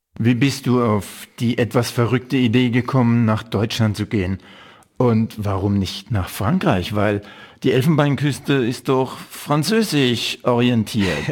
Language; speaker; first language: German; native; German